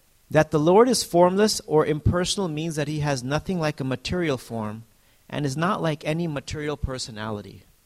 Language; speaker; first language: English; native; English